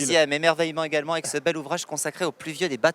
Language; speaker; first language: French; native; French